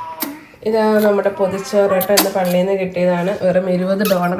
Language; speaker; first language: Malayalam; early bilingual, other home language; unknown